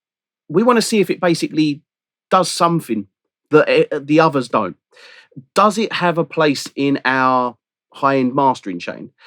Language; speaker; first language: English; native; English